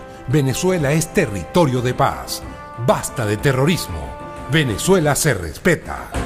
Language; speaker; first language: Spanish; native; Spanish